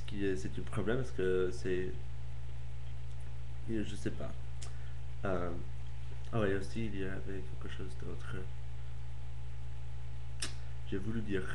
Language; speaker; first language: French; non-native, learner; English